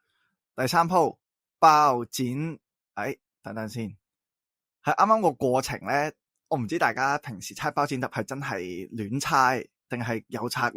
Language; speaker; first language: Cantonese; native; Cantonese